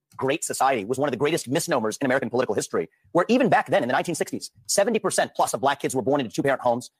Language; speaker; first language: English; early bilingual, other home language; Hindi